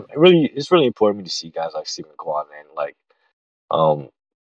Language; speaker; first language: English; native; English